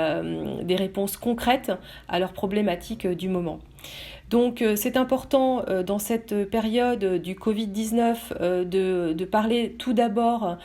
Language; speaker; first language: French; native; French